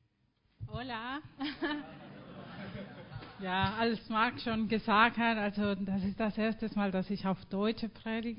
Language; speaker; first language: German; non-native, fluent; Spanish